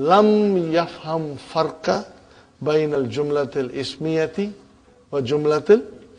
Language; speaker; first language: Arabic; non-native, learner; Urdu